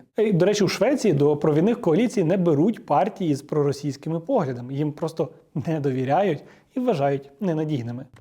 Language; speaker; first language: Ukrainian; native; Ukrainian